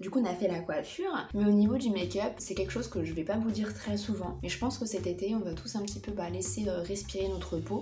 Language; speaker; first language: French; native; French